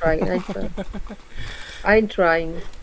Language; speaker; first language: English; non-native, learner; Spanish